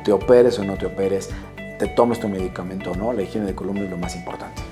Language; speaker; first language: Spanish; native; Spanish